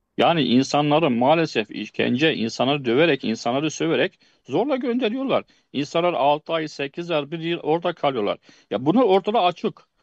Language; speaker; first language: Turkish; non-native, fluent; Arabic